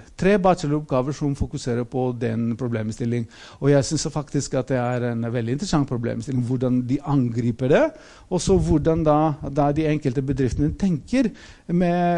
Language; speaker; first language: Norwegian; non-native, fluent; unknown